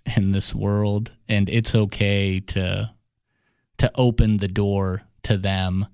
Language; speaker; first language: English; early bilingual, other home language; Russian